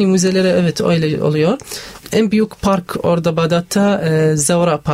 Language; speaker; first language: Turkish; non-native, learner; Arabic